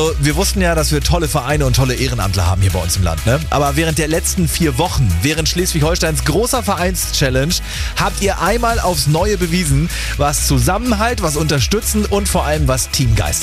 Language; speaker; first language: German; native; German